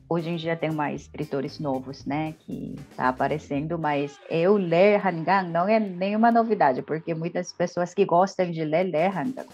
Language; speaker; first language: Portuguese; non-native, fluent; Korean